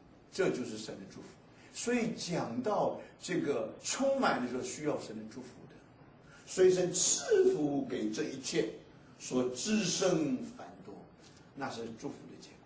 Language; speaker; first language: Chinese; native; Chinese